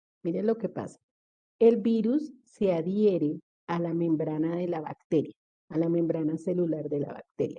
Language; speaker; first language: Spanish; native; Spanish